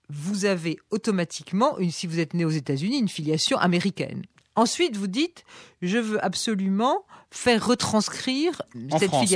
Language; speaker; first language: French; native; French